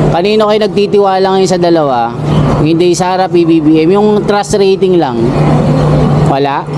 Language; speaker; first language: Filipino; native; Filipino